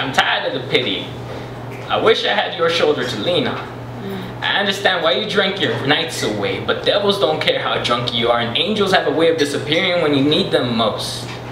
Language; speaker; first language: English; native; English